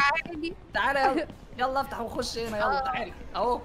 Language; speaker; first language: Arabic; native; Arabic